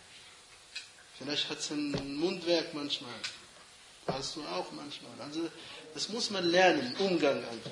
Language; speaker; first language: German; non-native, fluent; Arabic